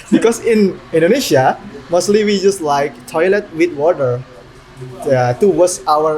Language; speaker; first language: English; non-native, learner; Indonesian